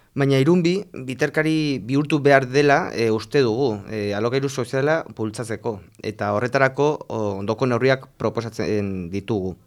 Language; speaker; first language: Basque; non-native, local second language; Spanish